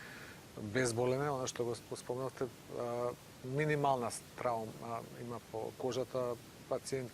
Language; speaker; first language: Macedonian; native; Macedonian